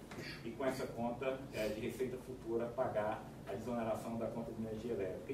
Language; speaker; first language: Portuguese; native; Portuguese